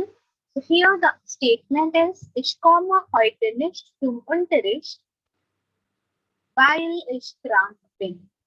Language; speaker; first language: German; non-native, fluent; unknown